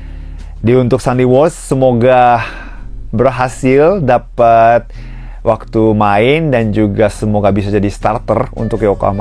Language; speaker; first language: Indonesian; non-native, fluent; Japanese